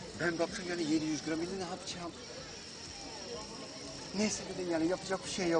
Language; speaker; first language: Turkish; non-native, fluent; Dutch